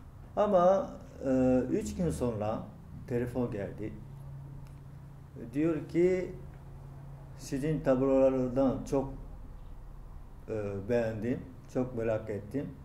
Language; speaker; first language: Turkish; non-native, learner; Japanese